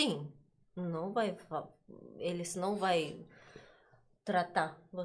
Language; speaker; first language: Portuguese; non-native, learner; Russian